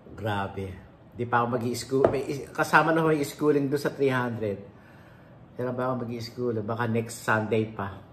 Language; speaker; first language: Filipino; native; Filipino